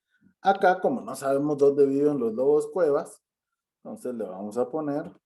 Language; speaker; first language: Spanish; native; Spanish